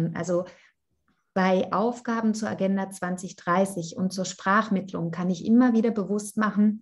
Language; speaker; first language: German; non-native, fluent; Italian